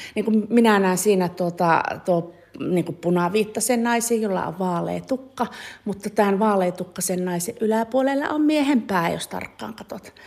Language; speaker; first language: Finnish; native; Finnish